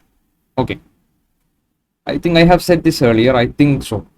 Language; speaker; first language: English; non-native, local second language; Malayalam